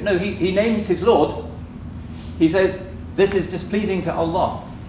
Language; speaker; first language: English; native; English